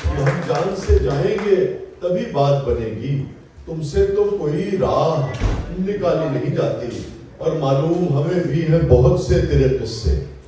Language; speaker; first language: Urdu; non-native, local second language; Punjabi